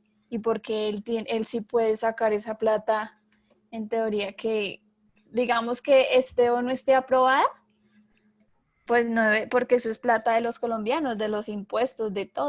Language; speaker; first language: Spanish; native; Spanish